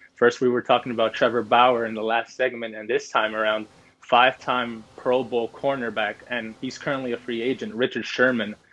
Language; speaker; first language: English; early bilingual, other home language; Spanish